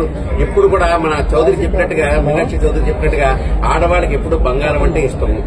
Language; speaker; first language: Telugu; native; Telugu